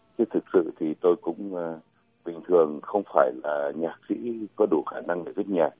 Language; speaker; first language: Vietnamese; native; Vietnamese